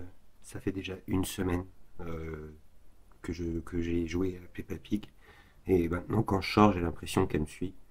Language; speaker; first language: French; native; French